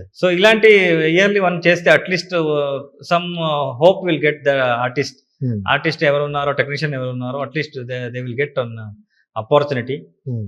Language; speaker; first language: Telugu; non-native, learner; Kannada